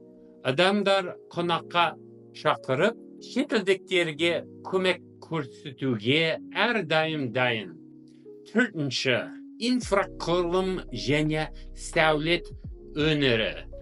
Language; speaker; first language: Kazakh; non-native, fluent; English